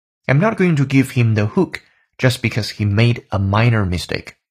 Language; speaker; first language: English; non-native, fluent; Chinese